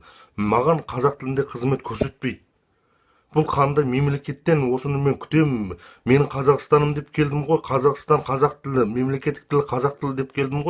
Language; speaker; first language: Kazakh; early bilingual, heritage; Kazakh